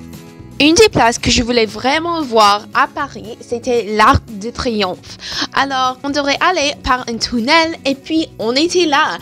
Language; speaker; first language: French; non-native, learner; English